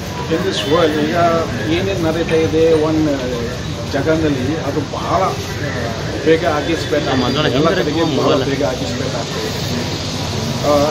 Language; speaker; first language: Kannada; non-native, local second language; Hindi